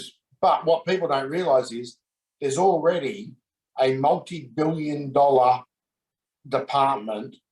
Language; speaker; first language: English; native; English